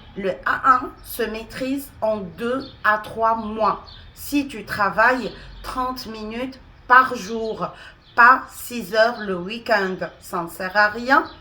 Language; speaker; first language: French; non-native, local second language; Arabic